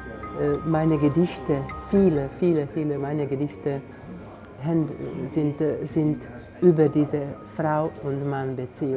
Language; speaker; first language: German; non-native, fluent; Slovak